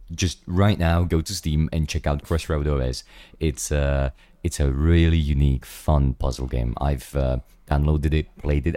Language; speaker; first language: English; non-native, fluent; Czech